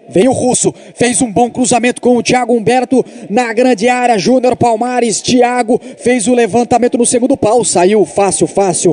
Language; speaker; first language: Portuguese; native; Portuguese